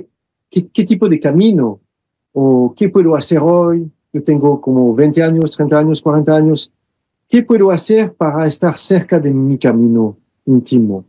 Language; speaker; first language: Spanish; non-native, fluent; French